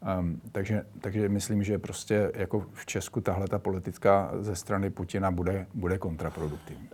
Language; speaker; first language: Czech; native; Czech